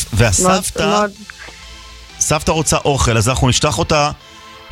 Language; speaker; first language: Hebrew; native; Hebrew